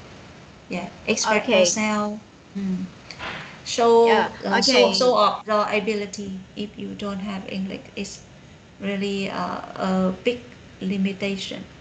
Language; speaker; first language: English; non-native, learner; Vietnamese